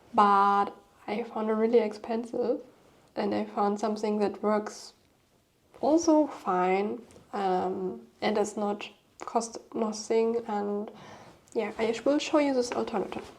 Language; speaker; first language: English; non-native, fluent; German